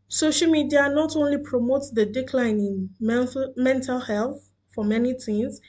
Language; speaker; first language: English; non-native, local second language; Yoruba